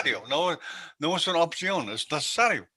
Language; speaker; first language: Spanish; non-native, learner; English